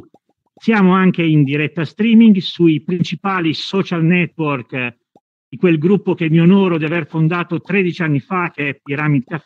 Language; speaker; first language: Italian; native; Italian